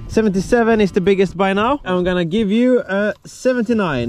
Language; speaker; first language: English; non-native, fluent; Swedish